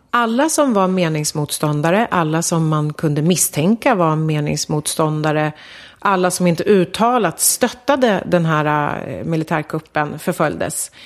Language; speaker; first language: Swedish; early bilingual, other home language; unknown